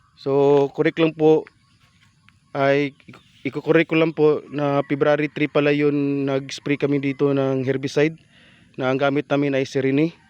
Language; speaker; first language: Filipino; non-native, local second language; Cebuano